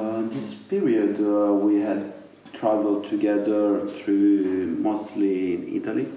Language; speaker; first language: English; non-native, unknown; Italian